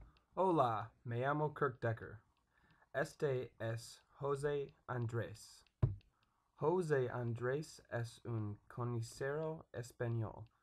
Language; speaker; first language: Spanish; non-native, learner; English